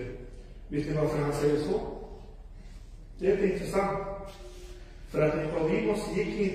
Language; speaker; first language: Swedish; non-native, fluent; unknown